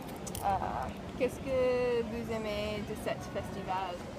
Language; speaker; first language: French; non-native, learner; English